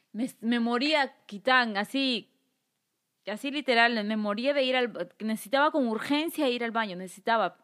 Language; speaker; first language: Spanish; native; Spanish